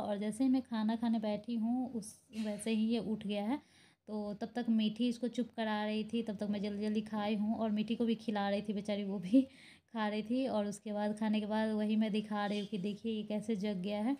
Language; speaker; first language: Hindi; native; Hindi